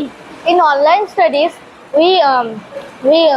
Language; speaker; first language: English; non-native, learner; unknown